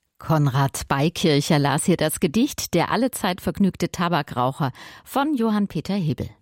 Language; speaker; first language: German; native; German